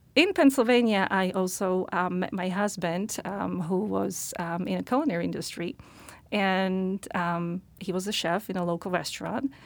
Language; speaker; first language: English; non-native, fluent; Slovak